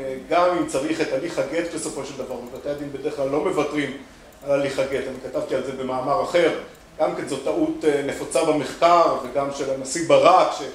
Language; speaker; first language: Hebrew; native; Hebrew